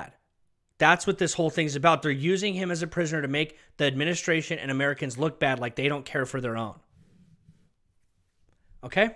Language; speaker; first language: English; native; English